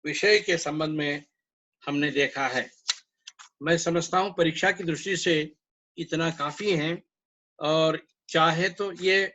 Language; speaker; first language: Hindi; non-native, local second language; Kannada